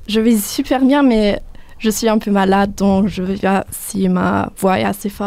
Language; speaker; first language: French; non-native, fluent; German